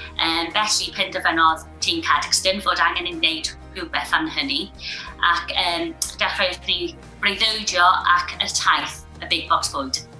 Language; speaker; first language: Welsh; non-native, local second language; English